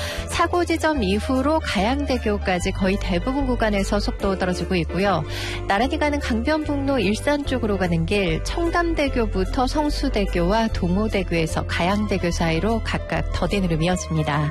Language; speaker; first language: Korean; native; Korean